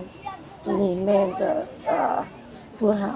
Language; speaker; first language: Chinese; non-native, learner; Vietnamese